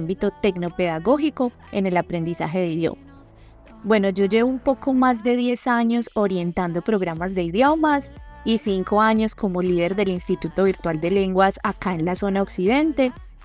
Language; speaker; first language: Spanish; native; Spanish